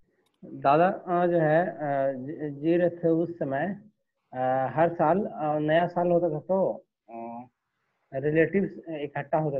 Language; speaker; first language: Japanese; non-native, learner; Hindi